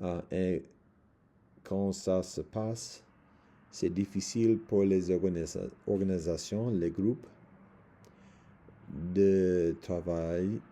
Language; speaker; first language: French; non-native, learner; English